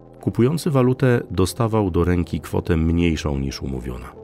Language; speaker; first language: Polish; native; Polish